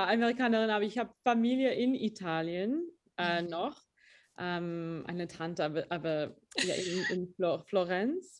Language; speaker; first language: German; non-native, learner; English